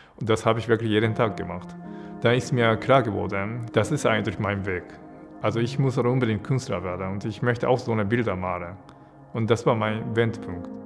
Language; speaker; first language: German; non-native, fluent; Japanese